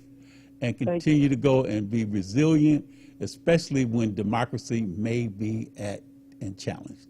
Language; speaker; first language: English; native; English